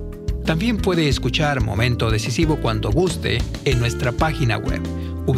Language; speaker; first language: Spanish; native; Spanish